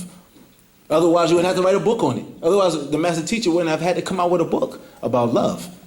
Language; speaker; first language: English; native; English